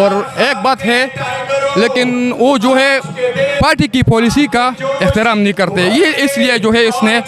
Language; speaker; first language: Hindi; non-native, local second language; Pashto